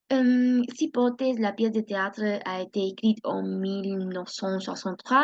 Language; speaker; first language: French; non-native, learner; Spanish